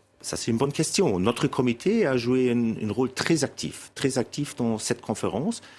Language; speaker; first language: French; non-native, fluent; German